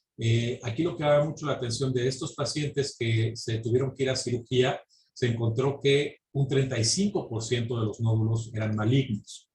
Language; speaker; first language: Spanish; native; Spanish